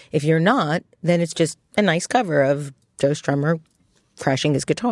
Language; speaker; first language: English; native; English